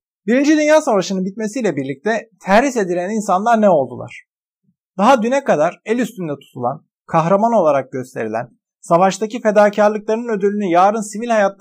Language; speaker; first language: Turkish; native; Turkish